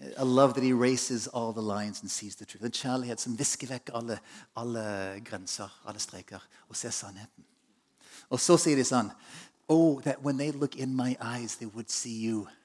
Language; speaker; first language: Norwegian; non-native, fluent; English